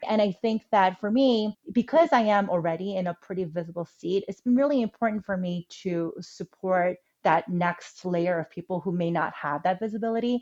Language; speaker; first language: English; early bilingual, other home language; Korean